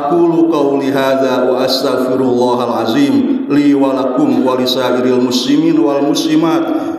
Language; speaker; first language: Indonesian; native; Indonesian